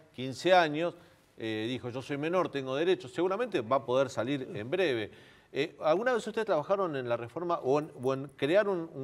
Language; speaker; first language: Spanish; native; Spanish